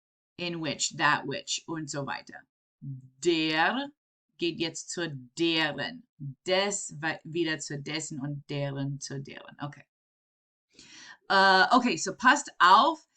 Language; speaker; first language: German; non-native, fluent; English